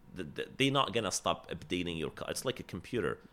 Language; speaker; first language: English; non-native, fluent; Arabic